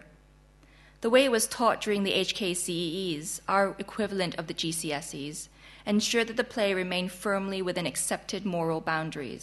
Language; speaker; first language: English; non-native, local second language; Chinese